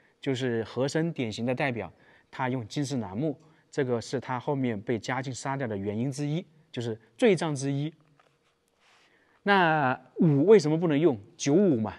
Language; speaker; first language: Chinese; native; Chinese